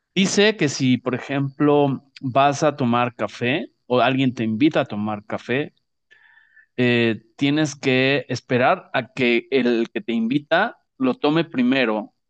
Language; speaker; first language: Spanish; native; Spanish